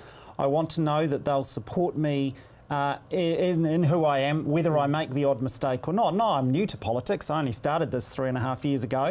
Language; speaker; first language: English; native; English